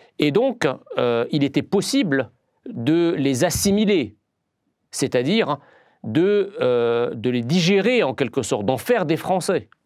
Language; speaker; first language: French; early bilingual, other home language; Arabic